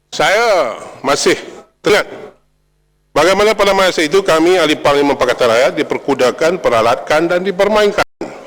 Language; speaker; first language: Malay; native; Malay